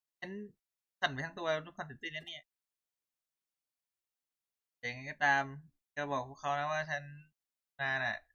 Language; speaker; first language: Thai; native; Thai